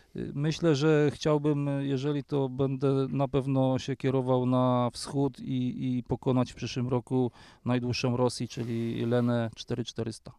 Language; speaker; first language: Polish; native; Polish